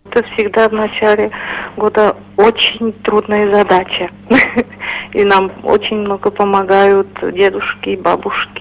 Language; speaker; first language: Russian; non-native, fluent; Czech